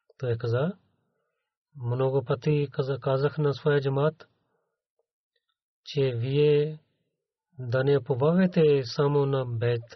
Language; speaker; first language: Bulgarian; non-native, learner; Urdu